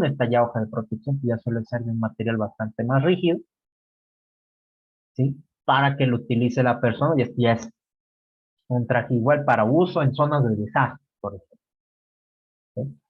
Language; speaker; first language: Spanish; native; Spanish